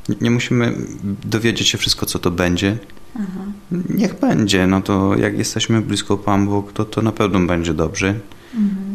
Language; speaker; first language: Polish; non-native, learner; Italian